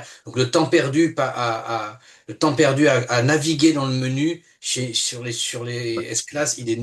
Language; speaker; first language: French; native; French